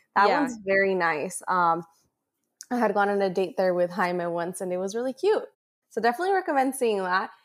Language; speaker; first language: English; native; English